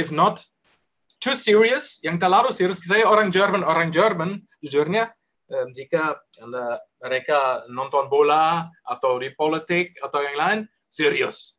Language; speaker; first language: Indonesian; non-native, learner; German